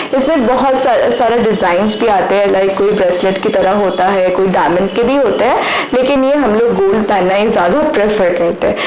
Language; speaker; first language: Hindi; non-native, local second language; Bangla